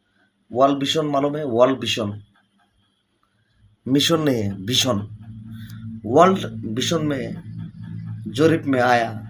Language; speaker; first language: Hindi; non-native, learner; Bangla